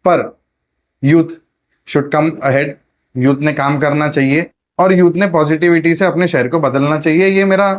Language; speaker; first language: Hindi; non-native, local second language; Marathi